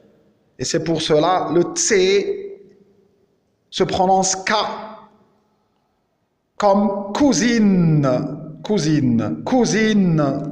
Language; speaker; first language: French; non-native, local second language; Arabic